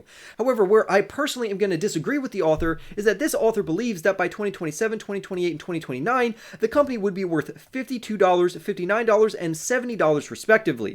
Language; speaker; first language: English; native; English